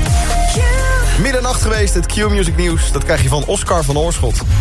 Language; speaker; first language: Dutch; native; Dutch